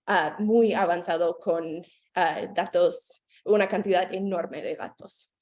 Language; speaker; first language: Spanish; non-native, fluent; English